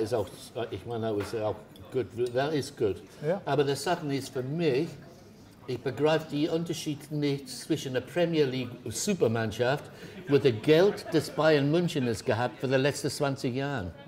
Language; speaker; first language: German; non-native, learner; English